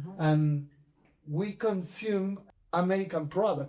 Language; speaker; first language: English; non-native, fluent; Spanish